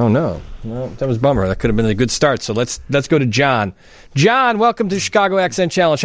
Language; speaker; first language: English; native; English